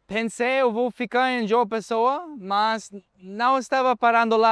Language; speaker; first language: Portuguese; non-native, learner; English